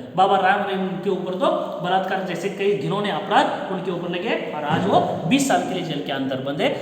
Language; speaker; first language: Hindi; non-native, local second language; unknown